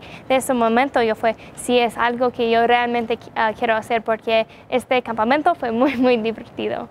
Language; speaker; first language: Spanish; non-native, learner; English